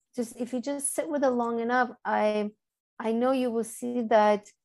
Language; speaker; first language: English; early bilingual, other home language; Turkish